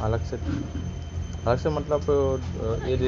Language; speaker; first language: Hindi; non-native, local second language; Assamese